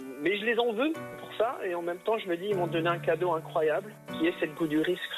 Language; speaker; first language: French; early bilingual, other home language; English